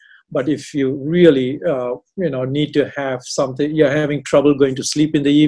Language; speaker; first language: English; non-native, local second language; Tamil